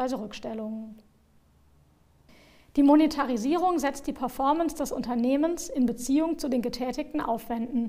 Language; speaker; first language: German; native; German